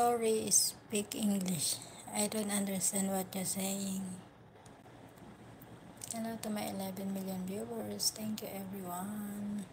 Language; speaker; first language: English; non-native, learner; Filipino